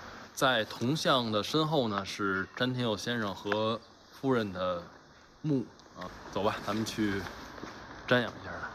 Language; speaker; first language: Chinese; native; Chinese